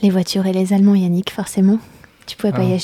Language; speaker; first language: French; native; French